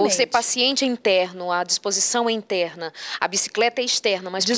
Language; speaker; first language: Portuguese; native; Portuguese